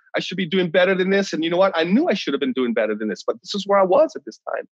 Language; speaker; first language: English; native; English